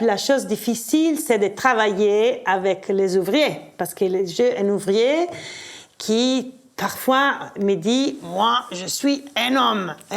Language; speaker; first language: French; non-native, fluent; Italian